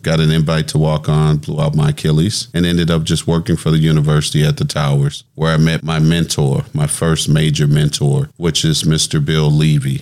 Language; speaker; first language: English; native; English